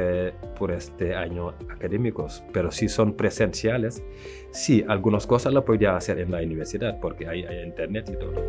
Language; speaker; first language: Spanish; non-native, fluent; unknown